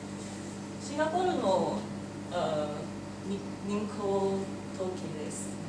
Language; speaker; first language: Japanese; non-native, learner; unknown